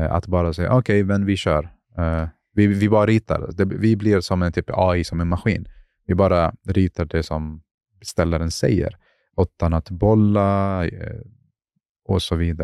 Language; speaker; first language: Swedish; non-native, fluent; Arabic